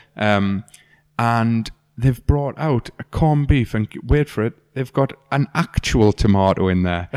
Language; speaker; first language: English; native; English